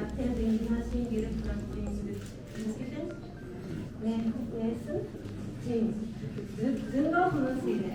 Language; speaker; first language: Mongolian; non-native, learner; Japanese